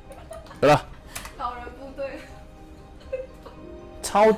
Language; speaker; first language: Chinese; native; Chinese